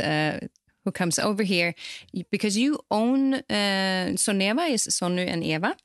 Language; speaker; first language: English; non-native, fluent; Swedish